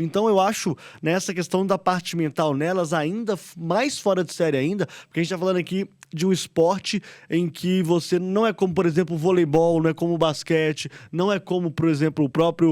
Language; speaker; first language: Portuguese; native; Portuguese